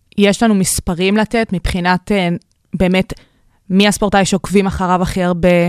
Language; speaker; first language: Hebrew; native; Hebrew